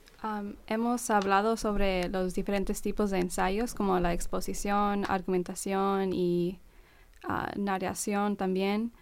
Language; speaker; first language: Spanish; non-native, learner; English